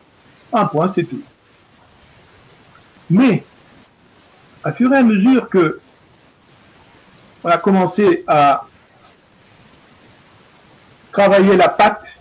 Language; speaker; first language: French; non-native, fluent; Bulgarian